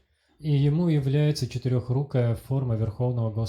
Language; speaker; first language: Russian; native; Russian